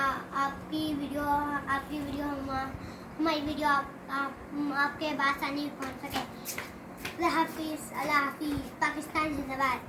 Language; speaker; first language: Hindi; non-native, local second language; Punjabi